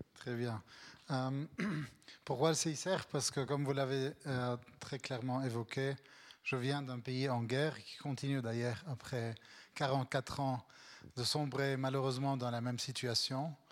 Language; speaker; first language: French; non-native, local second language; Arabic